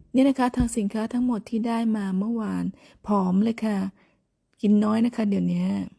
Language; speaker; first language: Thai; native; Thai